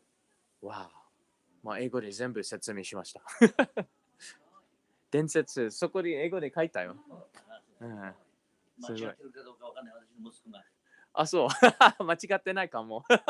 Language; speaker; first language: Japanese; non-native, fluent; English